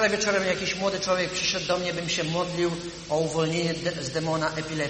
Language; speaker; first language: Polish; native; Polish